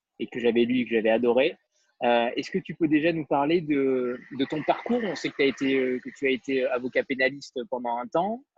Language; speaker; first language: French; native; French